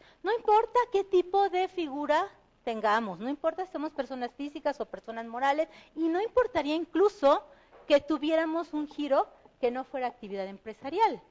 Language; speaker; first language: Spanish; native; Spanish